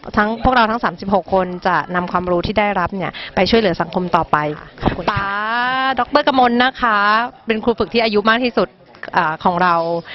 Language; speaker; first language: Thai; native; Thai